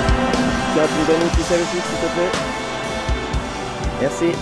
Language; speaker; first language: French; native; French